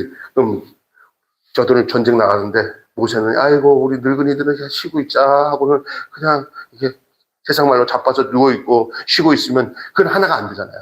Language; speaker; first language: Korean; native; Korean